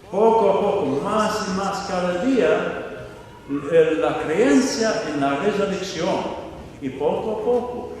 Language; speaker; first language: Spanish; non-native, fluent; English